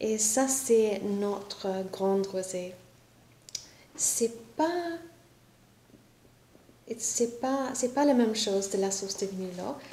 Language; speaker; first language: French; non-native, fluent; English